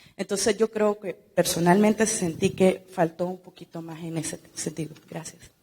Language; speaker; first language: Spanish; native; Spanish